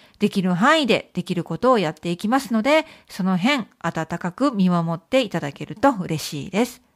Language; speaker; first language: Japanese; native; Japanese